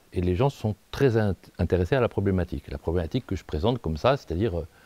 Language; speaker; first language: French; native; French